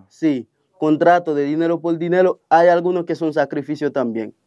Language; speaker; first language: Spanish; non-native, fluent; Haitian Creole